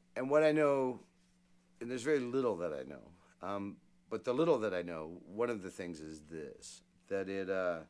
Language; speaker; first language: English; native; English